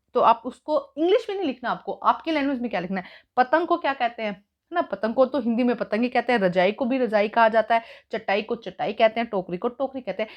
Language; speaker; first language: Hindi; native; Hindi